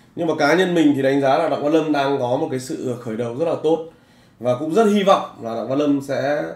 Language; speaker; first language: Vietnamese; native; Vietnamese